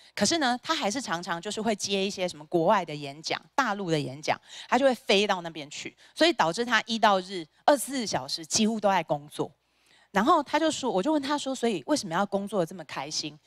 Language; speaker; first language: Chinese; native; Chinese